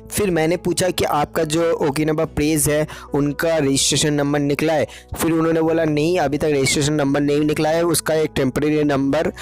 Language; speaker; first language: Hindi; non-native, local second language; Bangla